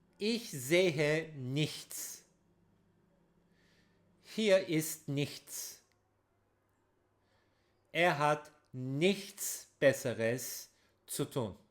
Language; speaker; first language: German; non-native, fluent; Turkish